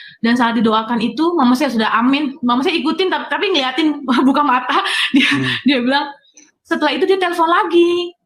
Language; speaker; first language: Indonesian; native; Indonesian